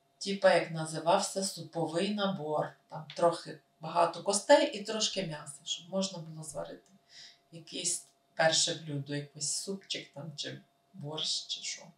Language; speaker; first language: Ukrainian; native; Ukrainian